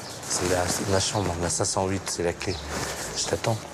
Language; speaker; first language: French; native; French